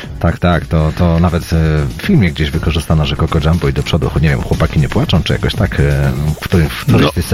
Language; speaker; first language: Polish; native; Polish